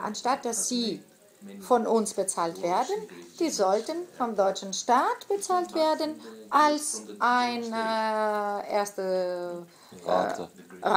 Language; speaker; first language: German; non-native, fluent; Greek